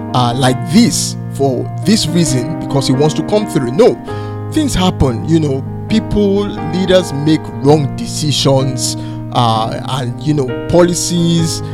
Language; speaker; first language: English; non-native, local second language; Yoruba